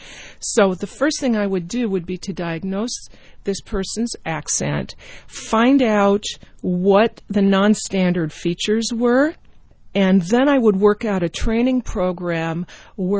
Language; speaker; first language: English; native; English